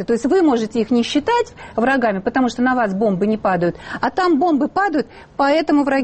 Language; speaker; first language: Russian; native; Russian